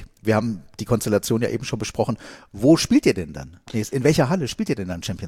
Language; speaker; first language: German; native; German